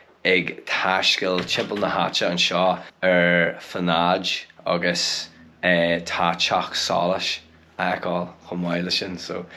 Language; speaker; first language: Irish; non-native, local second language; English